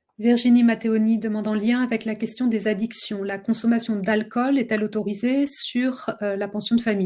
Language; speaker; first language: French; native; French